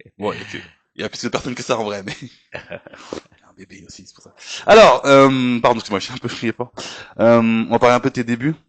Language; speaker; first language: French; native; French